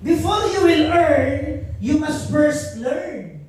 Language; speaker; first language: English; non-native, local second language; Filipino